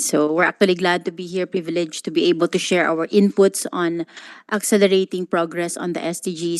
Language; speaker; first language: English; non-native, local second language; Filipino